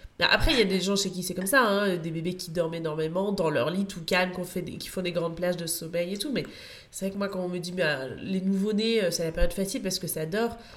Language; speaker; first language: French; native; French